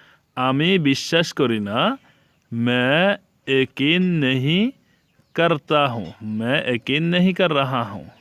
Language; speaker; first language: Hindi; non-native, learner; Bangla